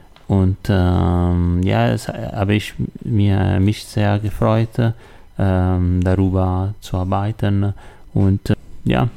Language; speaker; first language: German; non-native, learner; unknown